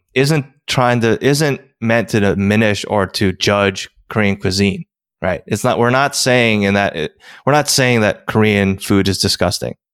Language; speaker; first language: English; native; English